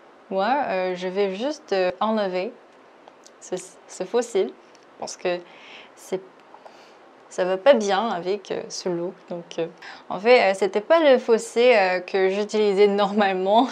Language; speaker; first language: French; non-native, fluent; Korean